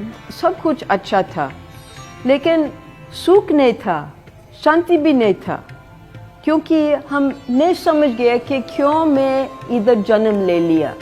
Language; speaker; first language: Hindi; non-native, fluent; English